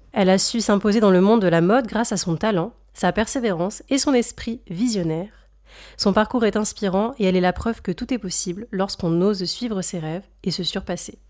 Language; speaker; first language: French; native; French